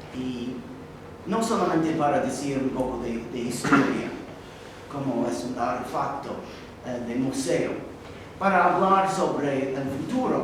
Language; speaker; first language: Spanish; non-native, fluent; English